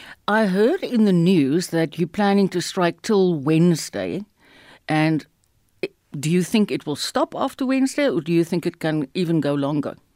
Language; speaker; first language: English; non-native, local second language; Afrikaans